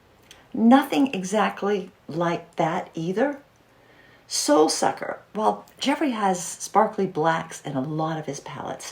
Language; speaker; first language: English; native; English